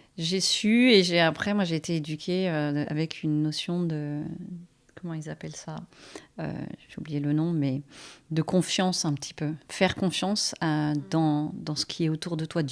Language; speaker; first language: French; native; French